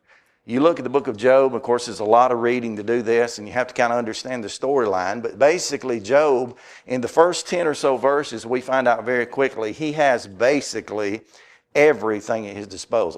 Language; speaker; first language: English; native; English